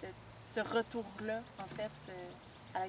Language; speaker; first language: French; native; French